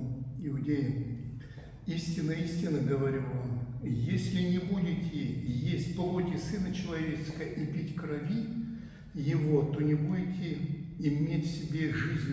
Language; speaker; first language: Russian; native; Russian